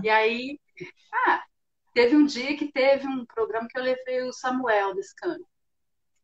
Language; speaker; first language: Portuguese; native; Portuguese